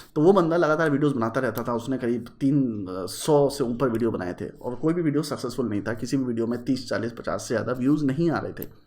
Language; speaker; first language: Hindi; native; Hindi